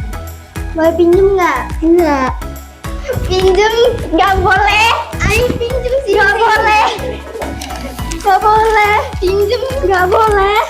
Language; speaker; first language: Indonesian; native; Indonesian